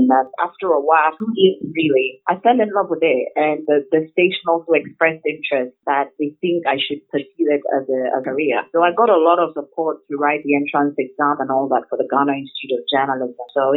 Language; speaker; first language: English; non-native, local second language; Akan